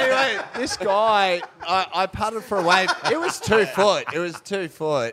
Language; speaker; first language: English; native; English